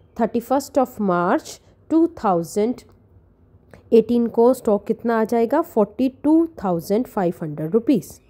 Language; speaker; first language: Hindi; non-native, local second language; Punjabi